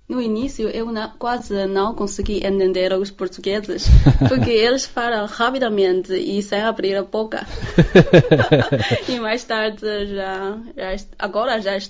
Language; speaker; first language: Portuguese; non-native, learner; Chinese